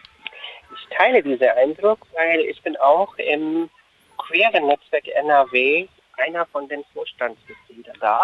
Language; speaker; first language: German; non-native, fluent; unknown